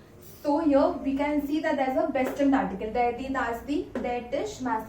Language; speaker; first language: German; non-native, fluent; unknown